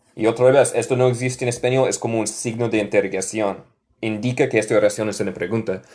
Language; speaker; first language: Spanish; non-native, learner; English